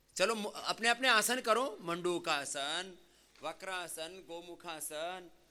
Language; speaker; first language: Hindi; native; Hindi